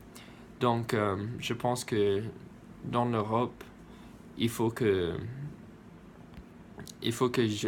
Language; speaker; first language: French; non-native, learner; English